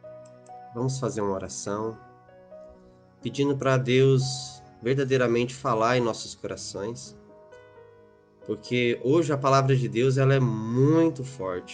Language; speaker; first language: Portuguese; native; Portuguese